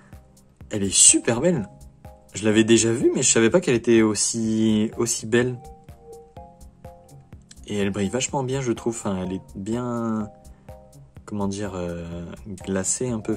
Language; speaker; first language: French; native; French